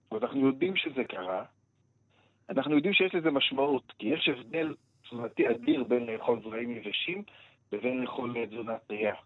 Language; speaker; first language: Hebrew; native; Hebrew